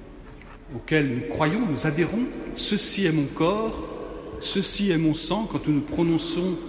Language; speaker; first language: French; native; French